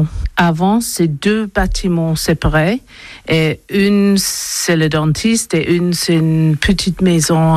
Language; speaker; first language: French; non-native, learner; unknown